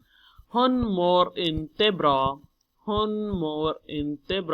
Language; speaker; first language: Swedish; non-native, learner; Urdu